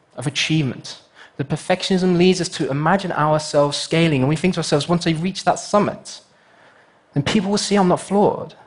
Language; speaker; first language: English; native; English